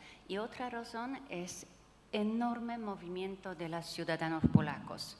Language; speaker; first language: Spanish; non-native, fluent; Polish